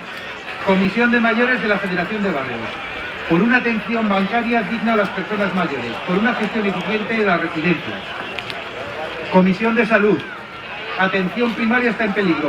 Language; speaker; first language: Spanish; native; Spanish